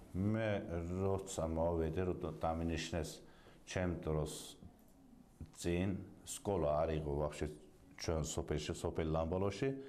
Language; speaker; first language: Georgian; non-native, local second language; Azerbaijani